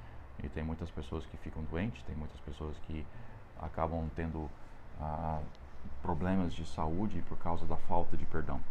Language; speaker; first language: Portuguese; non-native, fluent; English